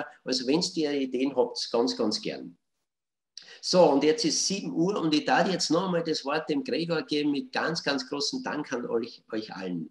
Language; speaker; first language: German; native; German